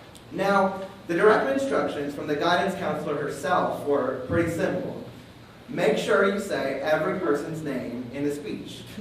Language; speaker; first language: English; native; English